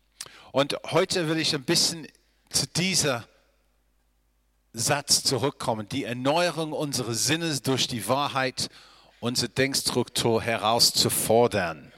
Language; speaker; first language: German; non-native, fluent; English